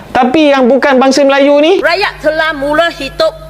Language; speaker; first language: Malay; native; Malay